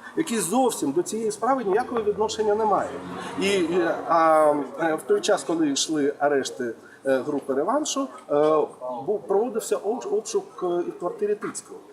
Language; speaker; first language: Ukrainian; non-native, local second language; Russian